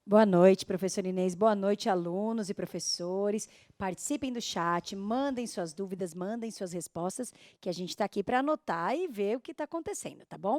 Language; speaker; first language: Portuguese; native; Portuguese